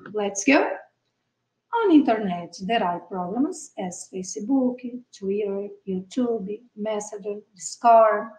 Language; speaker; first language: English; non-native, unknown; Portuguese